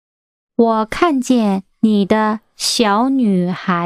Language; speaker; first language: Chinese; non-native, learner; English